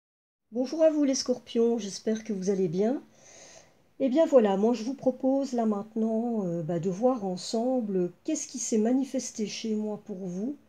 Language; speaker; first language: French; native; French